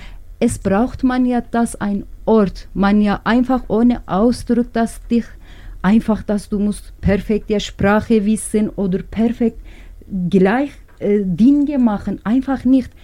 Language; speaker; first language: German; non-native, learner; Turkish